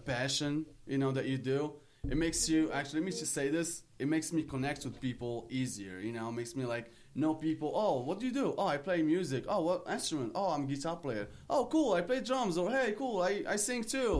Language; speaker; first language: English; non-native, fluent; Arabic